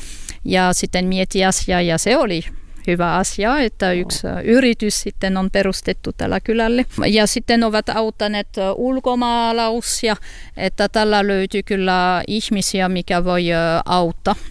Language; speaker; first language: Finnish; non-native, learner; French